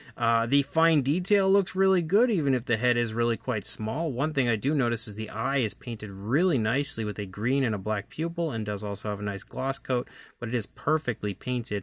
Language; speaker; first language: English; native; English